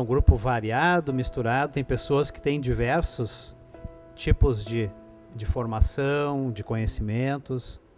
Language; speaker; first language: Portuguese; native; Portuguese